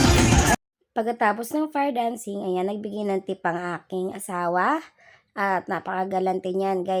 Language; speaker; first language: Filipino; native; Filipino